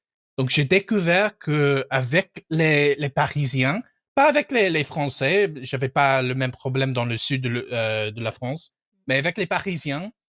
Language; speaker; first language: French; non-native, fluent; English